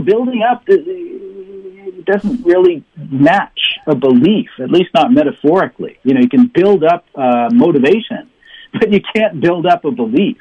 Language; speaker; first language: English; native; English